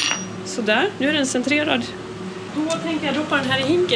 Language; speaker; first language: Swedish; native; Swedish